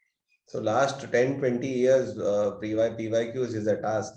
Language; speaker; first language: English; non-native, local second language; Hindi